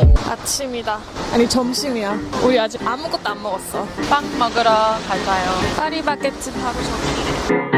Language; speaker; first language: Korean; early bilingual, heritage; English